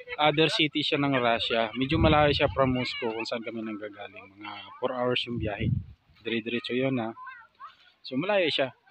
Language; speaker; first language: Filipino; non-native, local second language; Cebuano